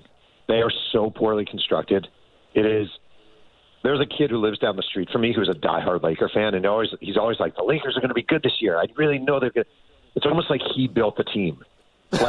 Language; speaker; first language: English; native; English